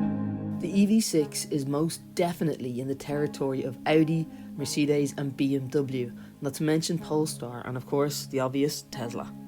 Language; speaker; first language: English; native; English